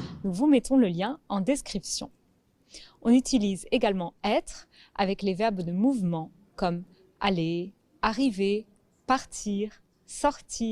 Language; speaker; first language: French; native; French